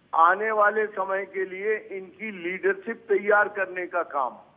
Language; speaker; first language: Hindi; native; Hindi